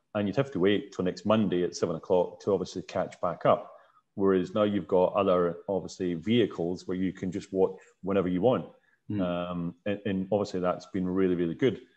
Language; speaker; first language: English; native; English